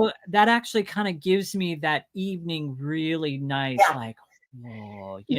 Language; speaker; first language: English; native; English